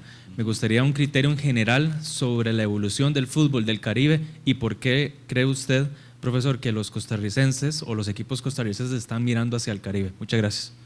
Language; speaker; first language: Spanish; native; Spanish